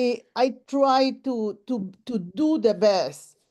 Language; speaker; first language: English; non-native, local second language; Spanish